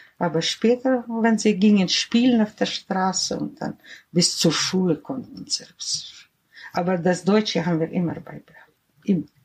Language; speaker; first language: German; early bilingual, heritage; German